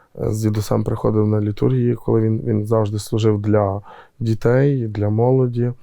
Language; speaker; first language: Ukrainian; native; Ukrainian